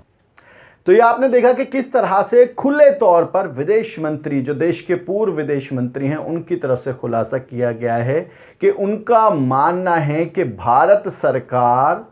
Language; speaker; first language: Hindi; native; Hindi